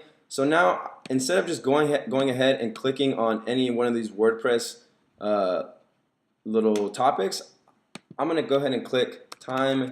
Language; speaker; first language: English; native; English